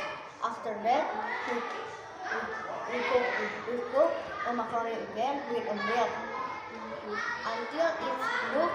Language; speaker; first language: English; non-native, learner; Indonesian